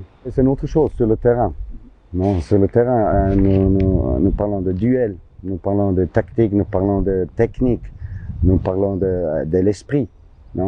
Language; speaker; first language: French; non-native, local second language; German